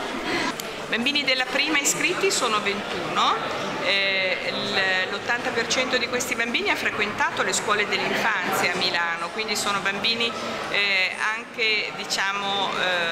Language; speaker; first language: Italian; native; Italian